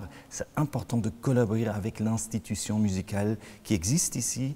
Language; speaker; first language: French; non-native, fluent; German